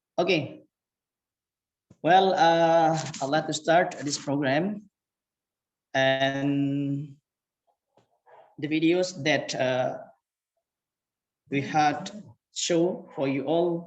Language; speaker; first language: English; non-native, fluent; Indonesian